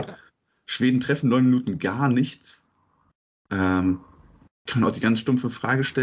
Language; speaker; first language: German; native; German